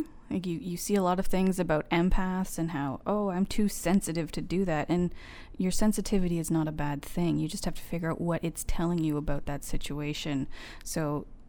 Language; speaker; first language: English; native; English